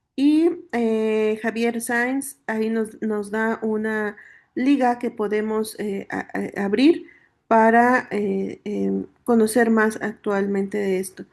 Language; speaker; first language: Spanish; native; Spanish